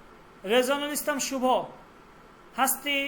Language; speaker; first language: Persian; non-native, fluent; Bangla